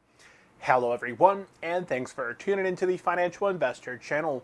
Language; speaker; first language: English; native; English